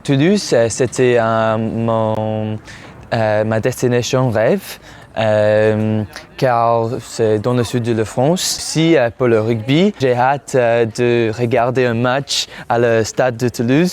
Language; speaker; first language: French; non-native, learner; English